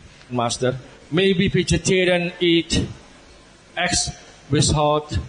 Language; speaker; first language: English; non-native, fluent; Indonesian